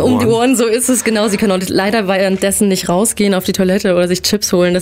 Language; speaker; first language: German; native; German